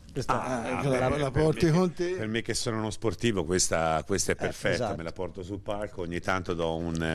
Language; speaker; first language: Italian; native; Italian